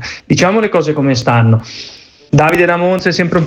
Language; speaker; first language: Italian; native; Italian